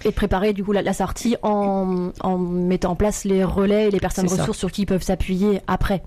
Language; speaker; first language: French; native; French